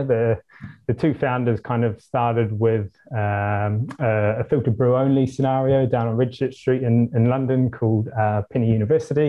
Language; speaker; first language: English; native; English